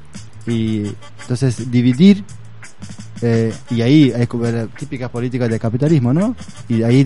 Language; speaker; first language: Spanish; non-native, fluent; Kurdish